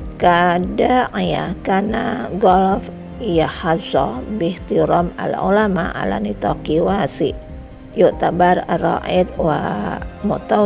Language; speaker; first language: Arabic; non-native, fluent; Indonesian